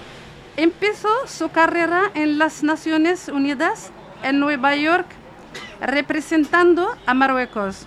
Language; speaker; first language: Spanish; non-native, fluent; Arabic